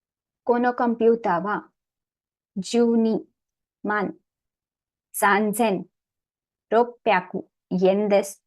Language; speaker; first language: Japanese; non-native, learner; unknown